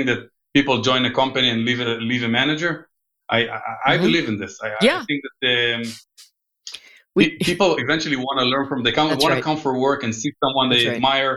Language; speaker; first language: English; non-native, fluent; Hebrew